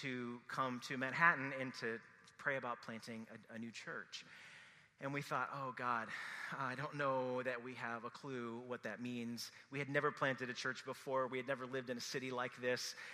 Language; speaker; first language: English; native; English